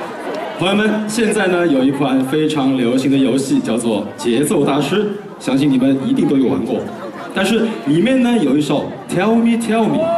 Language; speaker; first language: Chinese; native; Chinese